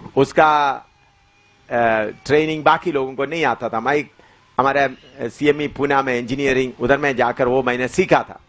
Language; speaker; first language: Hindi; non-native, local second language; Malayalam